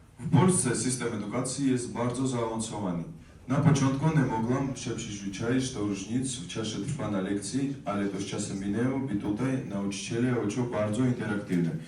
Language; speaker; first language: Polish; non-native, fluent; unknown